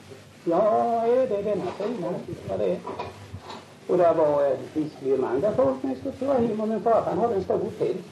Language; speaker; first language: Swedish; native; Swedish